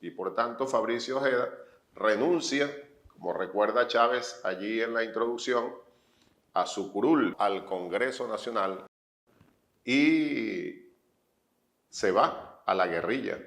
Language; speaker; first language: Spanish; native; Spanish